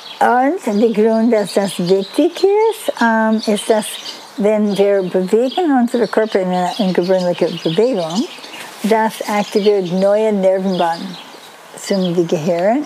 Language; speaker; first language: German; non-native, learner; Dutch